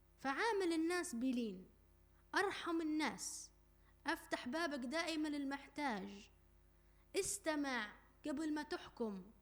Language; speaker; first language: Arabic; native; Arabic